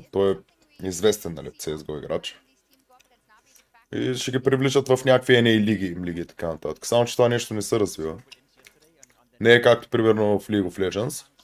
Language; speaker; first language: Bulgarian; native; Bulgarian